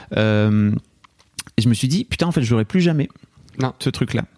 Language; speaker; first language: French; native; French